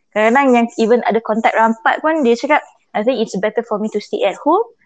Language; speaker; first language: English; non-native, local second language; Malay